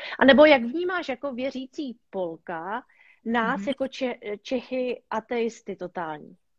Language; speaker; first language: Czech; native; Czech